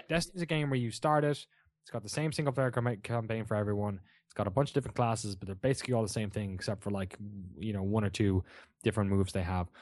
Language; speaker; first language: English; native; English